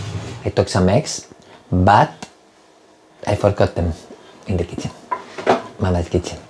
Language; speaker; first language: English; non-native, fluent; Spanish